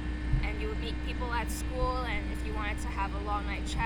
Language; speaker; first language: English; native; English